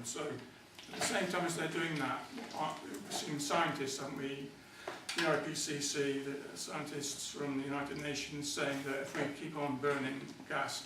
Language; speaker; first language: English; native; English